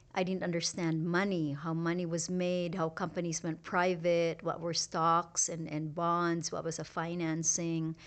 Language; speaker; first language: English; non-native, local second language; Hiligaynon